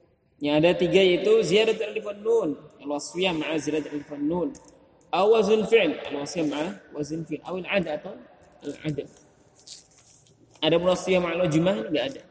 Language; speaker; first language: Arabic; non-native, fluent; Indonesian